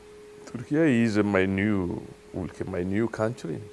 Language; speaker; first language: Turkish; non-native, learner; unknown